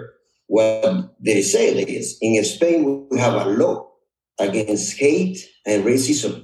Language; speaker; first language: English; non-native, fluent; Spanish